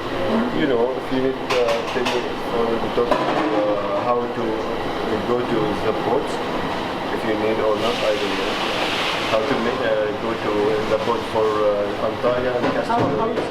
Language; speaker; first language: English; non-native, learner; Arabic